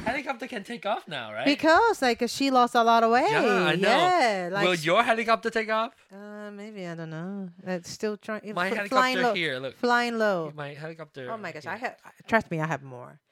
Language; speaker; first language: English; non-native, fluent; Japanese